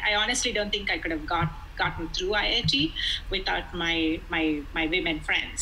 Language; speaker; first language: English; non-native, local second language; Telugu